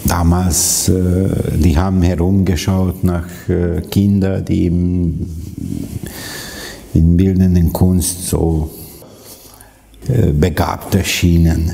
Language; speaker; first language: German; non-native, fluent; Hungarian